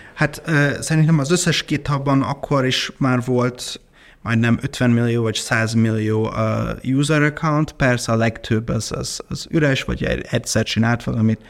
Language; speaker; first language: Hungarian; non-native, fluent; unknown